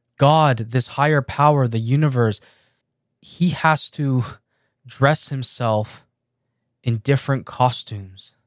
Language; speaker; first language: English; early bilingual, other home language; Persian